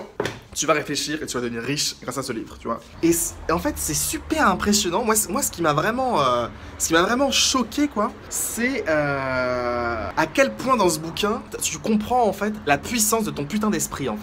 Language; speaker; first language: French; native; French